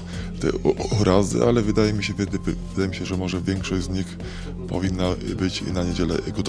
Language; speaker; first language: Polish; native; Polish